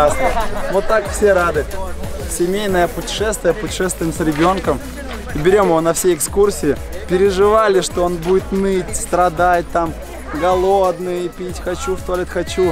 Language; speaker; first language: Russian; native; Russian